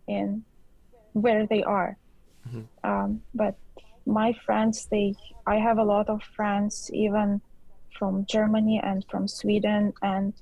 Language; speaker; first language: English; non-native, fluent; Ukrainian